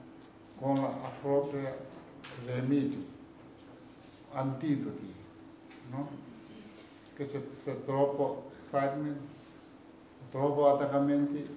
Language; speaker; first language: Italian; non-native, learner; Tibetan